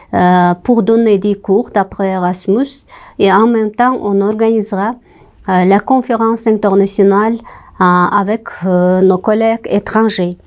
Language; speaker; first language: French; non-native, fluent; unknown